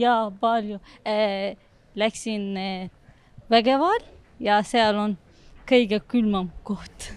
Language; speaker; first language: Estonian; non-native, learner; Arabic